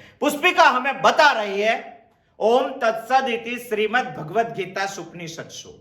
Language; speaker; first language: Hindi; non-native, local second language; Gujarati